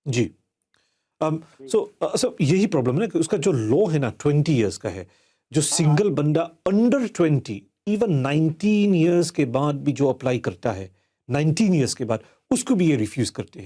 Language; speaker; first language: Hindi; early bilingual, heritage; Hindi